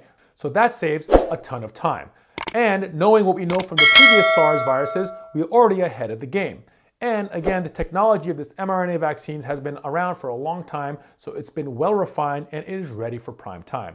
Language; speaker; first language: English; native; English